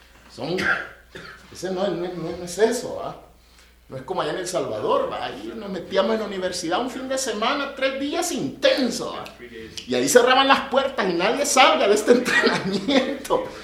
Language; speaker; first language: Spanish; native; Spanish